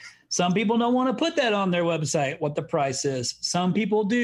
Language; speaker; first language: English; native; English